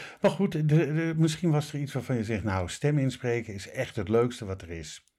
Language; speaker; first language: Dutch; native; Dutch